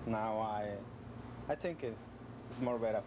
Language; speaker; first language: English; non-native, learner; Spanish